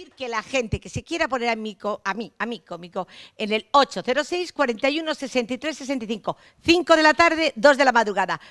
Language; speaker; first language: Spanish; native; Spanish